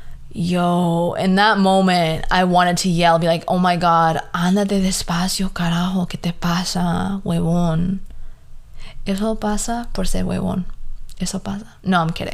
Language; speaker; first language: Spanish; early bilingual, heritage; Spanish